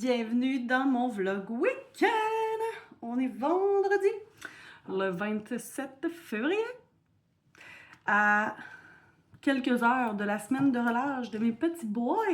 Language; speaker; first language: French; native; French